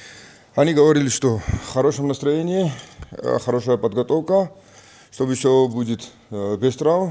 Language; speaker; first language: Russian; non-native, fluent; Georgian